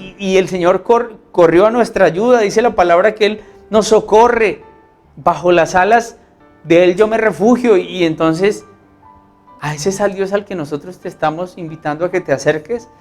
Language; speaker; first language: Spanish; native; Spanish